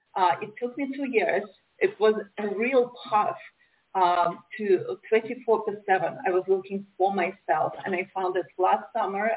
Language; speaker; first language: English; non-native, fluent; Romanian